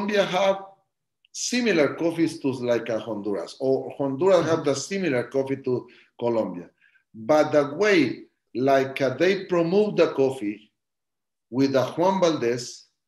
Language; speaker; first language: English; non-native, learner; Spanish